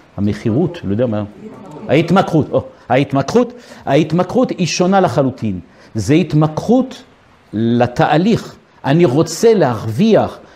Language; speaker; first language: Hebrew; non-native, fluent; French